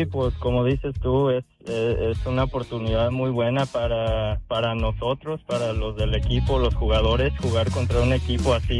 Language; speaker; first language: Spanish; early bilingual, heritage; Spanish